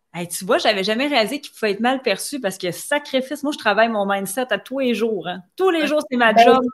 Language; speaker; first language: French; native; French